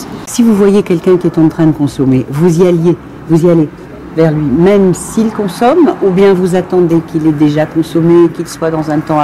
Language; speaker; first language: French; native; French